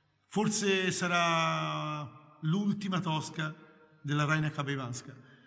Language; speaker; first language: Italian; native; Italian